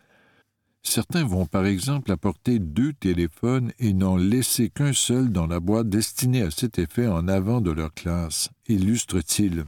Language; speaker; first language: French; native; French